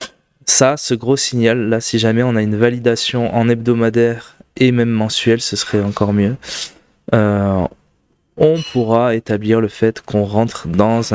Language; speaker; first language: French; native; French